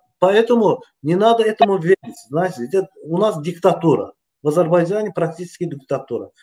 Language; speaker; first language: Russian; non-native, local second language; Azerbaijani